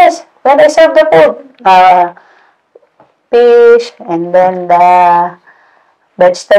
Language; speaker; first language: English; non-native, learner; Indonesian